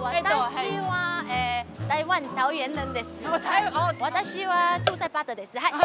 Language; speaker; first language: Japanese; non-native, learner; Chinese